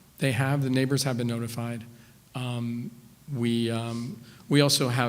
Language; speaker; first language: English; native; English